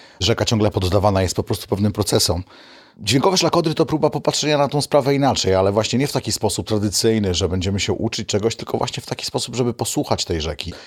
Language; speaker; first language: Polish; native; Polish